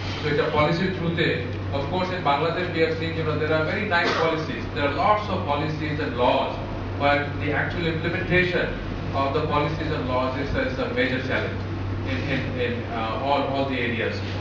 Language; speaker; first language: English; non-native, local second language; Bangla